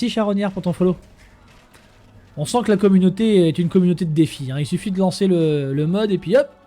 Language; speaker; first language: French; native; French